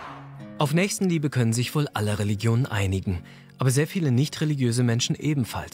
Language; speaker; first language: German; native; German